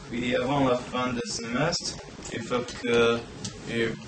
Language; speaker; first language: French; non-native, learner; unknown